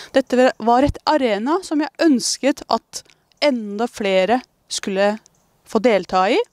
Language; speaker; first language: Norwegian; non-native, fluent; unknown